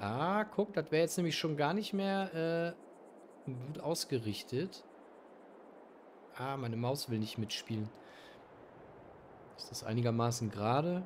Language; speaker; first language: German; native; German